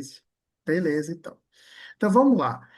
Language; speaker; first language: Portuguese; native; Portuguese